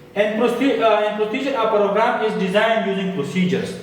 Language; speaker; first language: English; non-native, local second language; Urdu